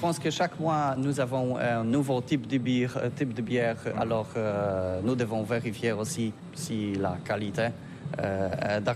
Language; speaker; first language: French; non-native, learner; Polish